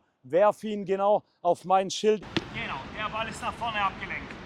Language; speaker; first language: German; native; German